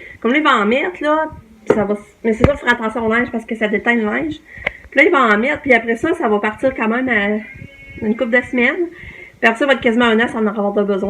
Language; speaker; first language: French; native; French